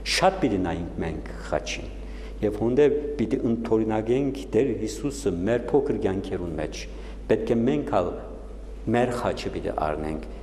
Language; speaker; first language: Armenian; early bilingual, heritage; Armenian